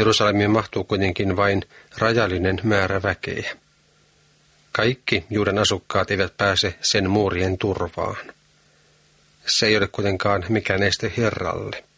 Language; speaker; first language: Finnish; native; Finnish